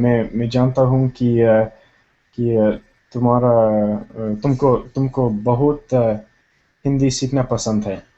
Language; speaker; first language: Hindi; non-native, learner; Tamil